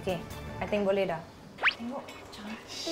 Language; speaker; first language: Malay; non-native, local second language; Cantonese